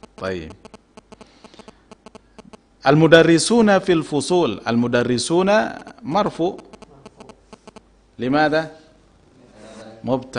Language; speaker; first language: Arabic; non-native, fluent; Indonesian